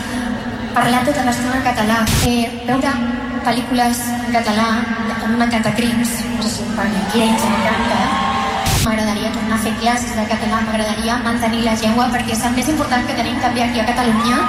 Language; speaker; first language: Catalan; non-native, local second language; Spanish